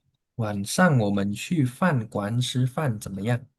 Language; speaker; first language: Chinese; non-native, fluent; Indonesian